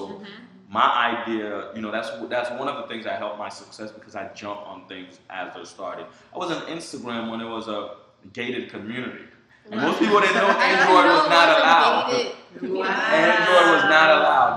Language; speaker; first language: English; early bilingual, other home language; Haitian Creole